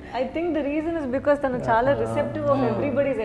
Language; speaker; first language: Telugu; non-native, local second language; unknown